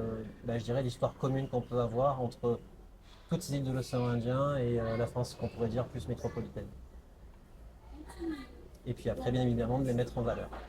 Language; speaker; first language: French; native; French